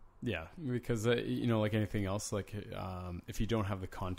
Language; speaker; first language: English; native; English